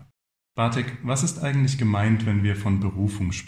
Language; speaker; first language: German; native; German